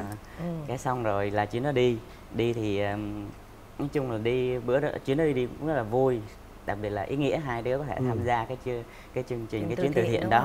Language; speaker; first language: Vietnamese; native; Vietnamese